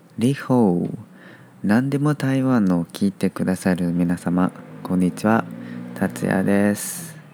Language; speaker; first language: Japanese; non-native, fluent; Chinese